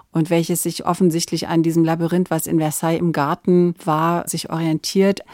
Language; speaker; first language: German; native; German